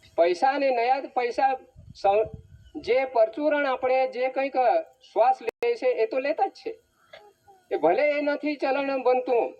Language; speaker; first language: Gujarati; non-native, local second language; Bhili